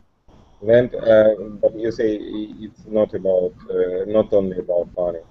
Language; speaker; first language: English; non-native, learner; Russian